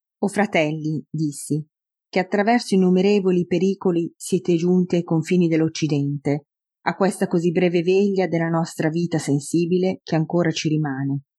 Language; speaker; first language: Italian; native; Italian